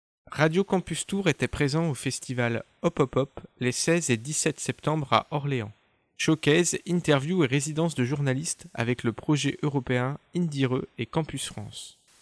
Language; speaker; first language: French; native; French